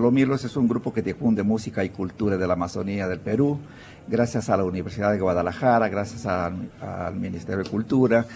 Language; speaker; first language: Spanish; native; Spanish